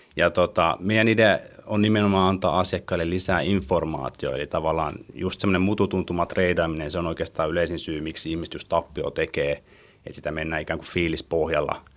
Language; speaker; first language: Finnish; native; Finnish